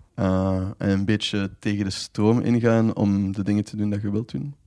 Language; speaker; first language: Dutch; native; Dutch